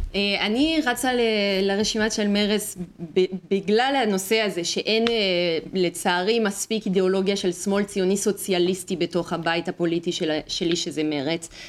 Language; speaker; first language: Hebrew; non-native, fluent; French